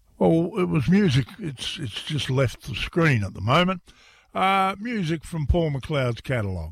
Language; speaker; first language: English; native; English